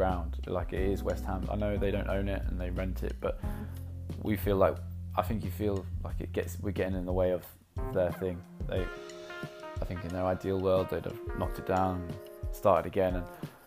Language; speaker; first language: English; native; English